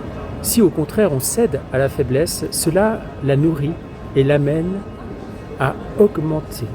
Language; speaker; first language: French; native; French